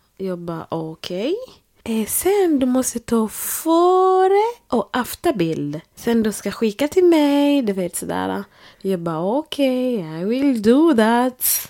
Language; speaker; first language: Swedish; non-native, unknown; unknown